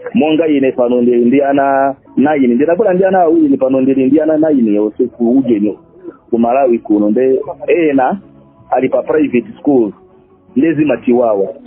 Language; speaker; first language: Nyanja; non-native, fluent; Swahili